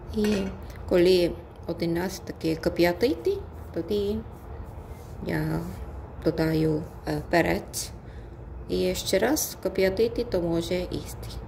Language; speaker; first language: Ukrainian; non-native, learner; Korean